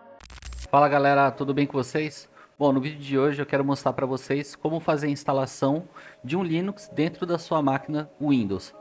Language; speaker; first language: Portuguese; native; Portuguese